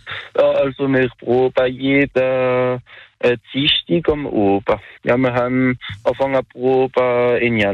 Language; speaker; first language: German; non-native, local second language; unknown